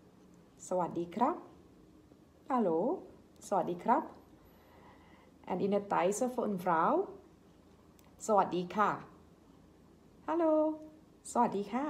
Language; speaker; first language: Dutch; non-native, learner; Thai